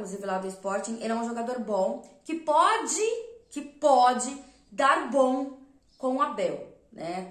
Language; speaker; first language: Portuguese; native; Portuguese